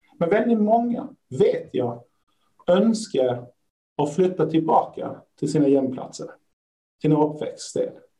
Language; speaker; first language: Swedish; early bilingual, other home language; Persian